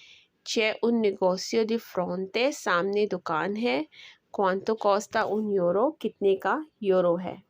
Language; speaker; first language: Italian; non-native, learner; Urdu